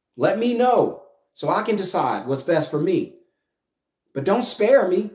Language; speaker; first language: English; native; English